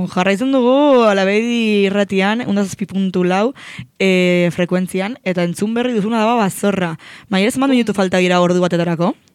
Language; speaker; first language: Basque; non-native, local second language; Spanish